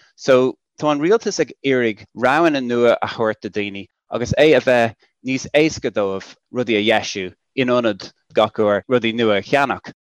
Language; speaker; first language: Irish; non-native, local second language; English